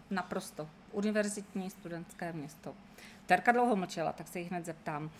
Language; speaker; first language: Czech; native; Czech